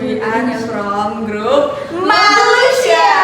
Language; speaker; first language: English; non-native, learner; Indonesian